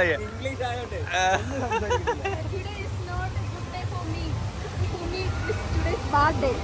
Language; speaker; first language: English; non-native, learner; Malayalam